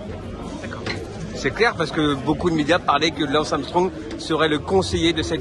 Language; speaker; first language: French; native; French